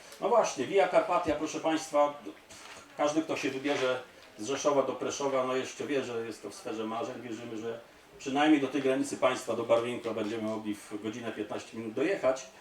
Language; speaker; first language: Polish; native; Polish